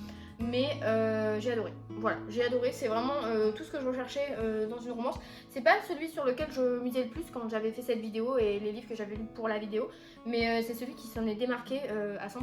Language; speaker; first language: French; native; French